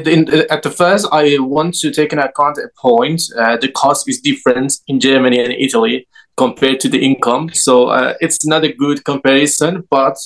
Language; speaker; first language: English; non-native, learner; Persian